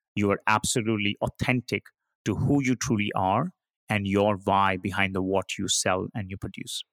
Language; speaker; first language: English; non-native, local second language; Hindi